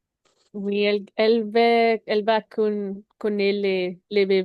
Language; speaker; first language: French; non-native, learner; Spanish